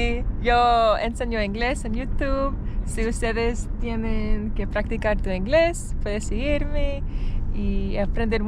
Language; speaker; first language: Spanish; non-native, learner; English